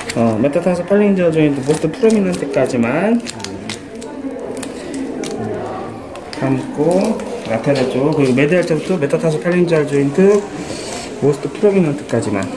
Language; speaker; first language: Korean; native; Korean